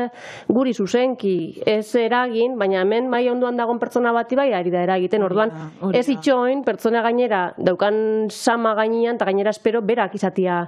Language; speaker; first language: Basque; native; Basque